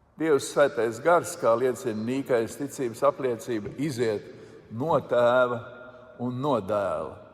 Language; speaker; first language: Latvian; native; Latvian